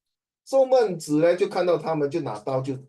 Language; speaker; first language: Chinese; native; Chinese